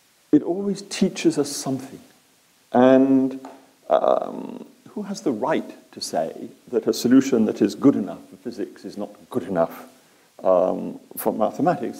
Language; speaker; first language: English; native; English